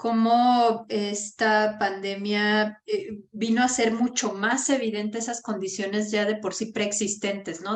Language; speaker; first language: Spanish; native; Spanish